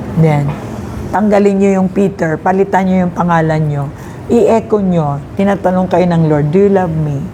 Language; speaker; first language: Filipino; non-native, local second language; Hiligaynon